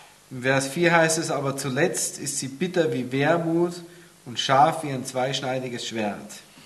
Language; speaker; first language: German; native; German